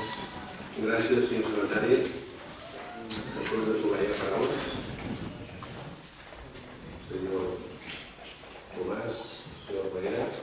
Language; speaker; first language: Catalan; native; Catalan